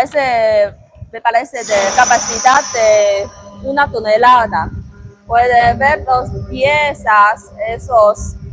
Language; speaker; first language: Spanish; non-native, learner; Chinese